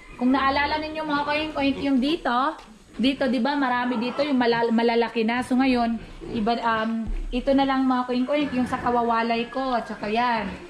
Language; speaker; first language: Filipino; non-native, local second language; Cebuano